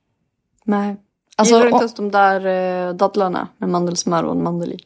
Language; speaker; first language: Swedish; native; Swedish